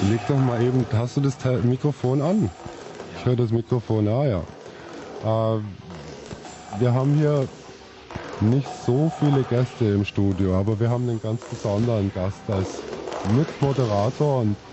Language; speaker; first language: German; native; German